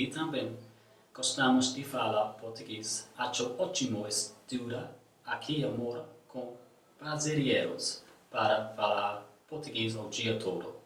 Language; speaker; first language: Portuguese; non-native, learner; English